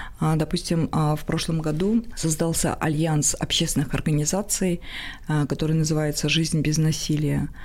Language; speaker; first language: Russian; non-native, local second language; Tajik